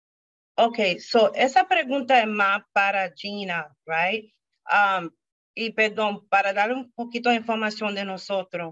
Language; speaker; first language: Spanish; early bilingual, heritage; Spanish